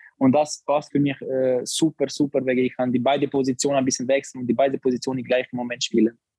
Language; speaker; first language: German; non-native, learner; Albanian